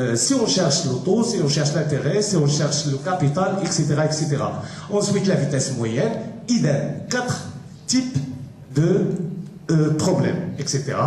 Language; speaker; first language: French; non-native, local second language; Arabic